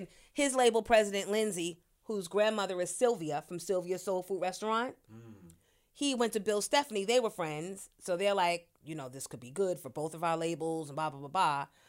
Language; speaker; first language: English; native; English